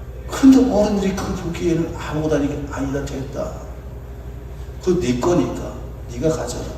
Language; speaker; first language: Korean; native; Korean